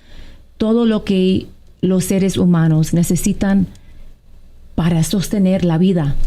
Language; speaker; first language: Spanish; non-native, fluent; Arabic